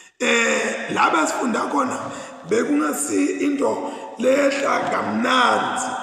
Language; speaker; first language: Zulu; non-native, local second language; Swati